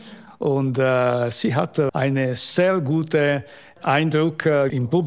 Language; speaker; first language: German; non-native, learner; Italian